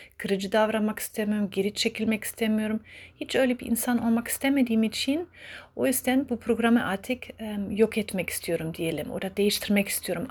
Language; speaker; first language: Turkish; early bilingual, heritage; Turkish